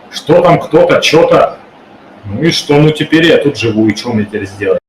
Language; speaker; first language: Russian; native; Russian